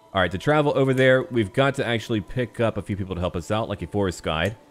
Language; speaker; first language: English; native; English